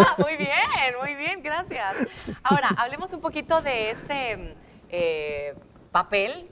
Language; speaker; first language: Spanish; native; Spanish